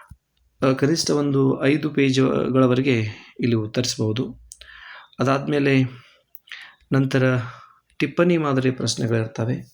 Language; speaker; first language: Kannada; native; Kannada